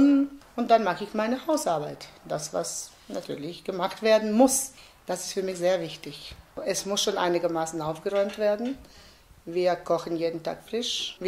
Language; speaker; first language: German; non-native, fluent; Bosnian